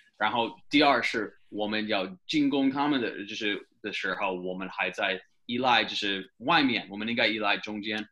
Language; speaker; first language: Chinese; non-native, fluent; English